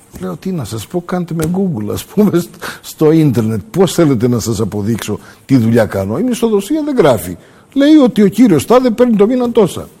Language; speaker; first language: Greek; early bilingual, heritage; Greek